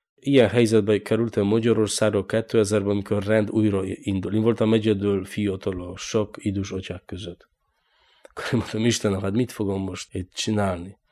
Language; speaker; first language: Hungarian; non-native, learner; Polish